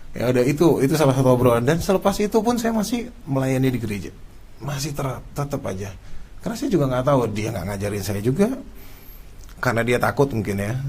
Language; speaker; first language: Indonesian; native; Indonesian